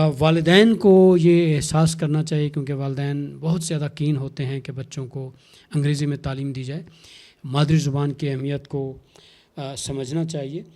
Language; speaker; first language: Urdu; non-native, local second language; Saraiki